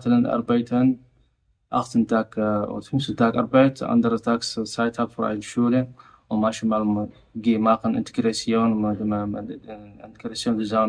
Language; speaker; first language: German; non-native, learner; Somali